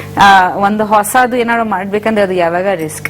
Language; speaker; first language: Kannada; non-native, fluent; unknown